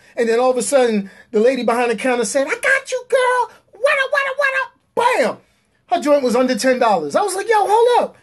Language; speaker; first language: English; native; English